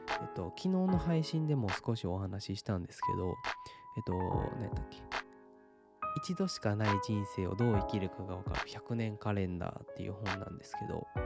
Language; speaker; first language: Japanese; native; Japanese